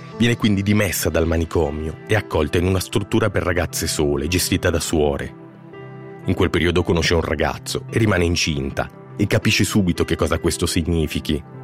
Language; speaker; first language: Italian; native; Italian